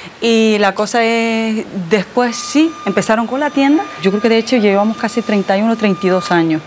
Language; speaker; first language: Spanish; early bilingual, other home language; Korean